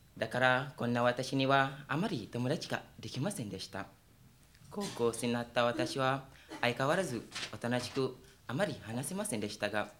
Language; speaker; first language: Japanese; non-native, fluent; Malay